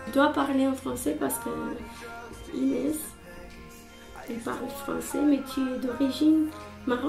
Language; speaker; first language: French; non-native, learner; Romanian